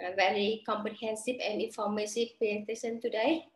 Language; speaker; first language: English; non-native, learner; Vietnamese